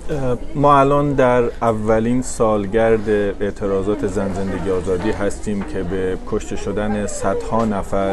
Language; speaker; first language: Persian; native; Persian